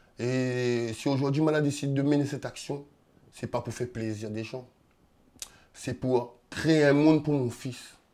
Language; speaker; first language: French; non-native, local second language; Réunion Creole French